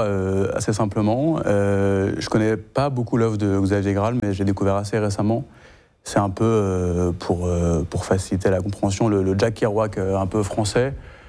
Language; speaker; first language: French; native; French